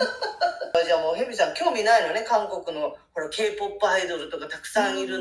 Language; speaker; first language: Japanese; native; Japanese